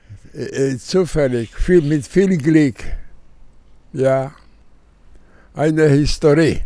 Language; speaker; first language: German; non-native, fluent; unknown